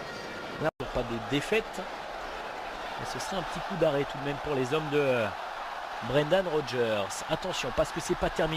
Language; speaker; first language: French; native; French